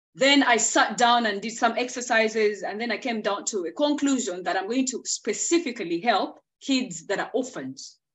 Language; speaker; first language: English; non-native, local second language; Ganda